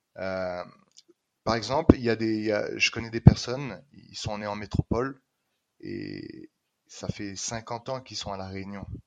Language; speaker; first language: French; native; French